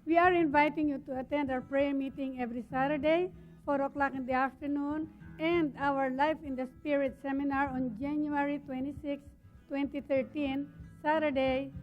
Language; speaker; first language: English; non-native, local second language; Filipino